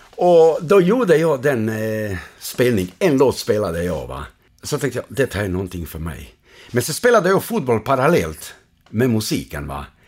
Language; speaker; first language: Swedish; non-native, fluent; Croatian